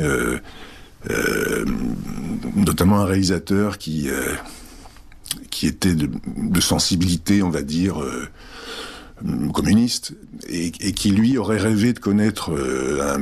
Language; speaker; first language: French; non-native, local second language; Czech